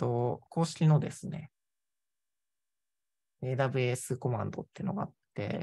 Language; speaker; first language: Japanese; native; Japanese